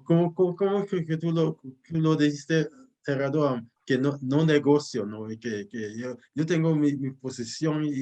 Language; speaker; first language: Spanish; non-native, fluent; English